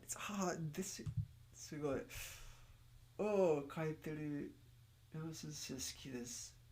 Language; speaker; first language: Japanese; non-native, learner; English